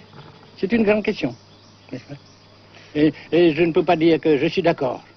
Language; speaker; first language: French; non-native, fluent; Vietnamese